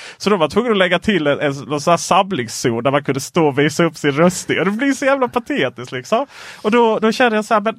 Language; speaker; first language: Swedish; native; Swedish